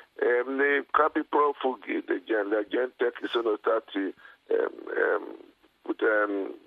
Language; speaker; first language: Italian; non-native, fluent; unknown